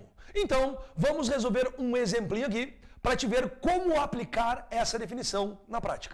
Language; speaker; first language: Portuguese; native; Portuguese